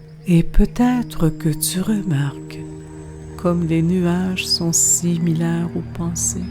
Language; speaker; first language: French; native; French